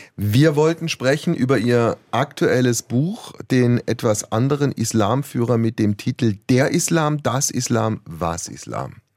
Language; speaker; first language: German; native; German